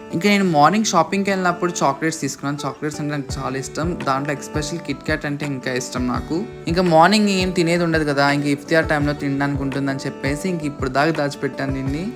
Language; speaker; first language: Telugu; non-native, local second language; Urdu